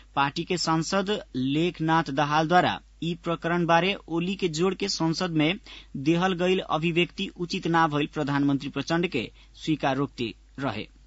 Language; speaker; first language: Bhojpuri; native; Bhojpuri